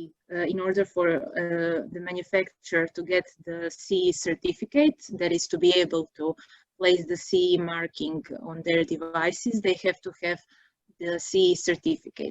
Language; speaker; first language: English; non-native, fluent; Croatian